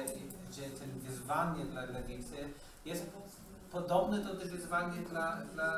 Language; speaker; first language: Polish; non-native, learner; English